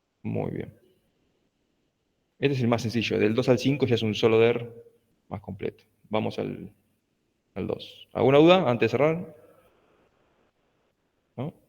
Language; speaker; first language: Spanish; native; Spanish